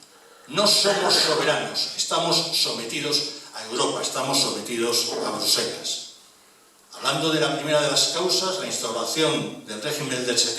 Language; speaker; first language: Spanish; native; Spanish